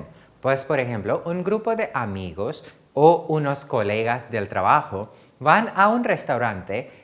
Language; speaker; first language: Spanish; non-native, fluent; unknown